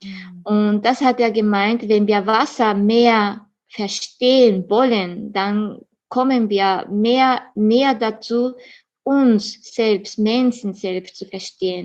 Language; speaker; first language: German; non-native, fluent; Japanese